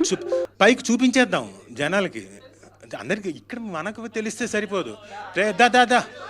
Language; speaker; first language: Telugu; native; Telugu